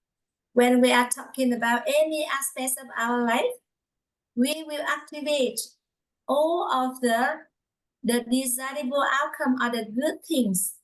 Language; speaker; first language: English; non-native, fluent; Vietnamese